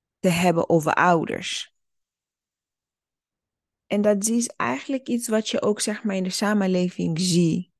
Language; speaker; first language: Dutch; early bilingual, other home language; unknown